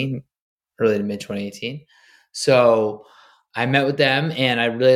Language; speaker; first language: English; native; English